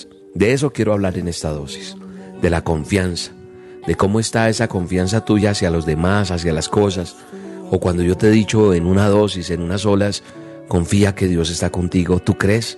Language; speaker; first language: Spanish; native; Spanish